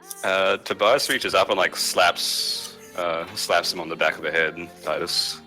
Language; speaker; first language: English; native; English